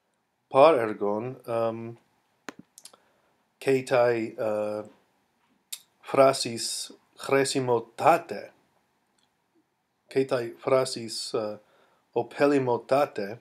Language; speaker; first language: Greek; non-native, fluent; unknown